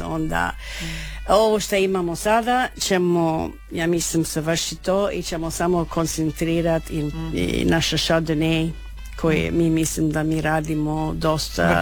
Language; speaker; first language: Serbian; non-native, learner; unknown